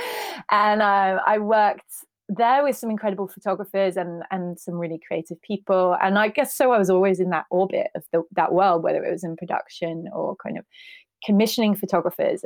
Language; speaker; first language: English; native; English